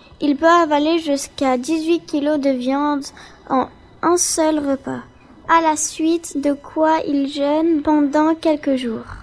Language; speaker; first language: French; native; French